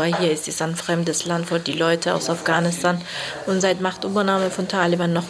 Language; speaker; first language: German; non-native, fluent; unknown